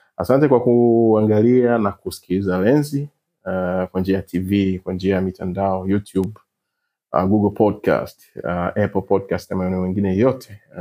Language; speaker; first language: Swahili; native; Swahili